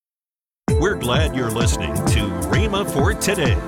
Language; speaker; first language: English; native; English